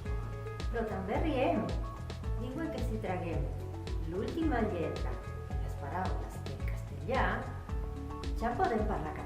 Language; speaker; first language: Catalan; non-native, learner; Spanish